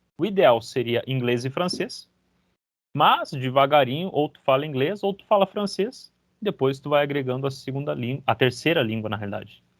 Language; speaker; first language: Portuguese; native; Portuguese